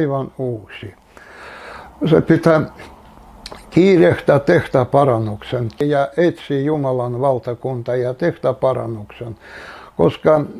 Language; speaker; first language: Finnish; non-native, learner; Russian